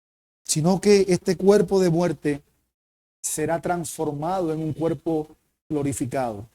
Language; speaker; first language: Spanish; native; Spanish